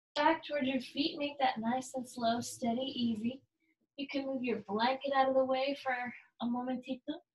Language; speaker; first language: English; native; English